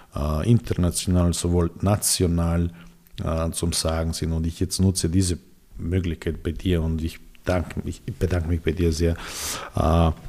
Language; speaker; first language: German; non-native, fluent; Serbian